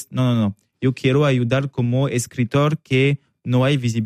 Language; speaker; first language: Spanish; non-native, learner; French